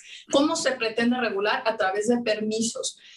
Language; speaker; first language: Spanish; native; Spanish